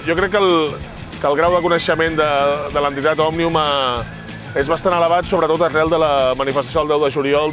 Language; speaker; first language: Catalan; native; Catalan